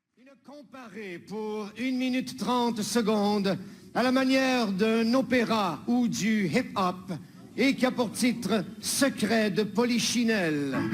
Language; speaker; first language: French; native; French